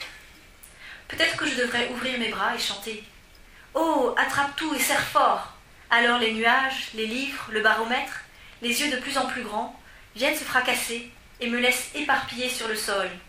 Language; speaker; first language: French; native; French